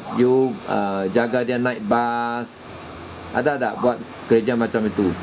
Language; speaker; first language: Malay; non-native, local second language; Chinese